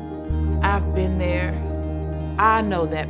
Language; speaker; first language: English; native; English